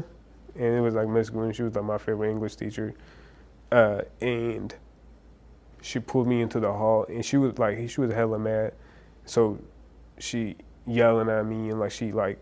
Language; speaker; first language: English; early bilingual, other home language; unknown